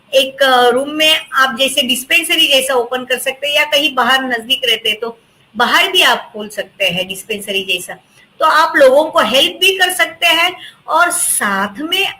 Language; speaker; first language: Hindi; non-native, local second language; Marathi